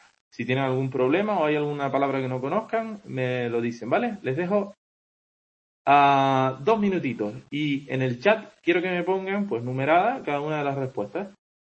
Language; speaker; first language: Spanish; native; Spanish